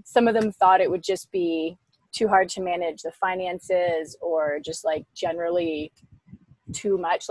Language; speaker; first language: English; native; English